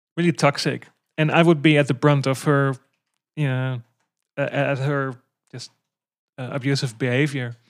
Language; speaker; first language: English; non-native, fluent; Dutch